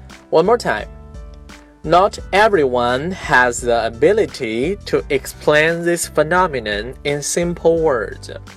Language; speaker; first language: English; non-native, fluent; Chinese